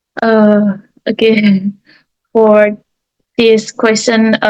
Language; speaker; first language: English; non-native, learner; Indonesian